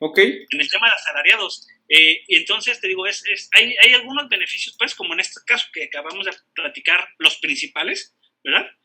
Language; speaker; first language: Spanish; native; Spanish